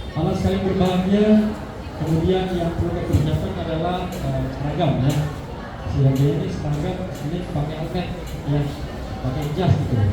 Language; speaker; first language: Indonesian; native; Indonesian